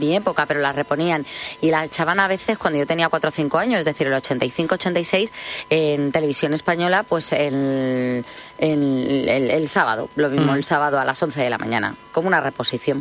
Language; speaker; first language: Spanish; native; Spanish